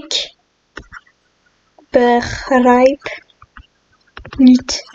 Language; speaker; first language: Dutch; non-native, learner; French